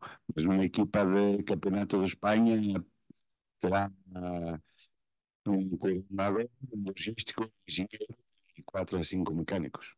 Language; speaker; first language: Spanish; non-native, fluent; Portuguese